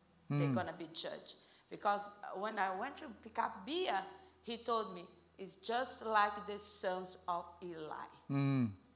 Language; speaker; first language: English; non-native, learner; Portuguese